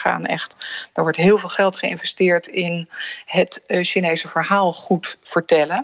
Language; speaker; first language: Dutch; native; Dutch